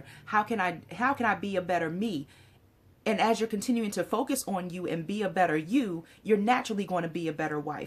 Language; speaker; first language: English; native; English